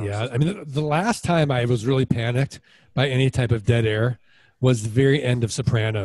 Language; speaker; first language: English; native; English